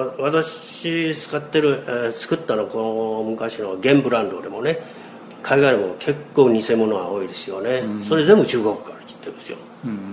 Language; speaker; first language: Japanese; non-native, fluent; Chinese